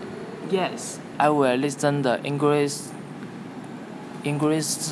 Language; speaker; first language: English; non-native, learner; Cantonese